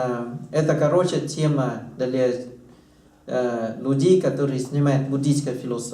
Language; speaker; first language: Russian; non-native, learner; Thai